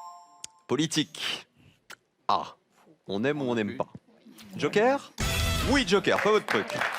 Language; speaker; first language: French; native; French